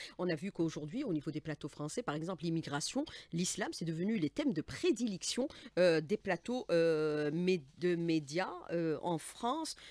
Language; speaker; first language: French; non-native, local second language; Arabic